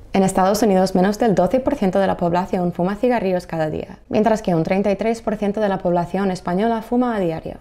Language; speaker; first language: Spanish; non-native, fluent; English